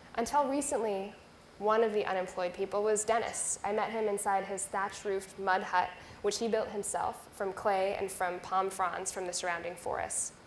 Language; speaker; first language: English; native; English